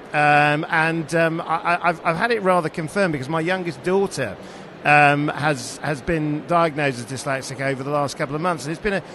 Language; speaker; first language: English; native; English